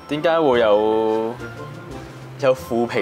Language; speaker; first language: Chinese; native; Chinese